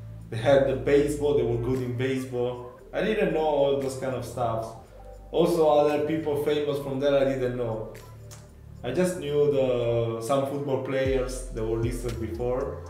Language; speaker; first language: English; non-native, fluent; Italian